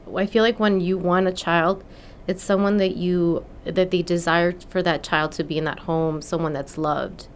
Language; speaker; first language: English; non-native, fluent; Spanish